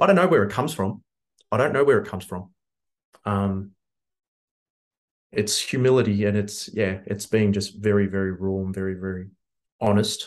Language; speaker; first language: English; native; English